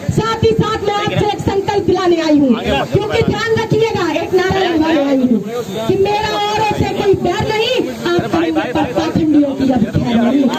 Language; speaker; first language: Hindi; native; Hindi